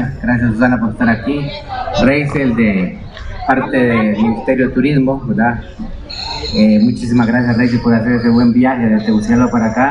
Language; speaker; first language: Spanish; native; Spanish